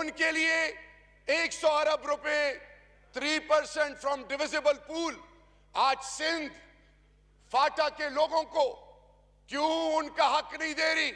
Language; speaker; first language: Urdu; non-native, local second language; Pashto